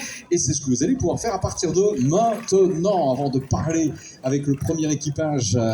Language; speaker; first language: French; native; French